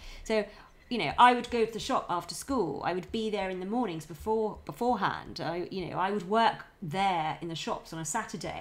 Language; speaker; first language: English; native; English